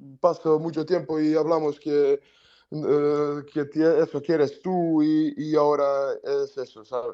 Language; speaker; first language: Spanish; non-native, learner; Serbian